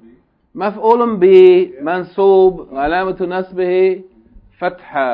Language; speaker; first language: Arabic; non-native, fluent; English